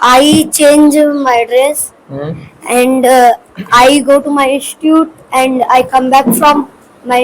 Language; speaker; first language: English; non-native, learner; Hindi